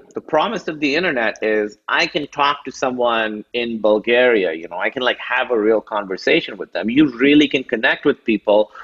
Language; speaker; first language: English; non-native, local second language; Urdu